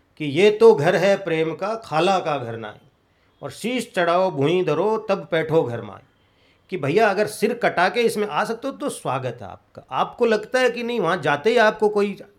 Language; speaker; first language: Hindi; native; Hindi